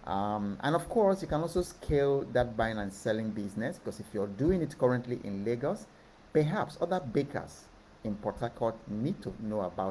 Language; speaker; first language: English; non-native, local second language; Igbo